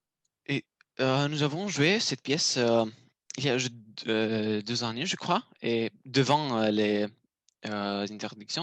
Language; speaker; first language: French; non-native, learner; Romanian